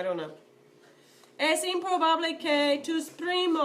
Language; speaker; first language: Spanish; non-native, fluent; English